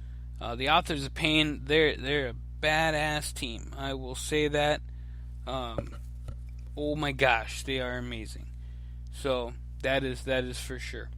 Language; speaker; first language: English; native; English